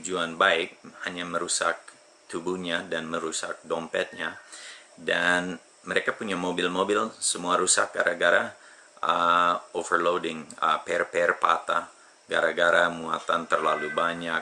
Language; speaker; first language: Indonesian; non-native, fluent; English